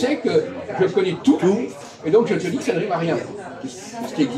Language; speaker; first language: French; native; French